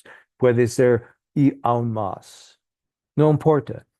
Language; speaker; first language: Spanish; non-native, learner; English